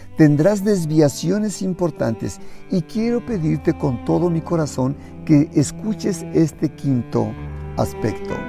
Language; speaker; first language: Spanish; native; Spanish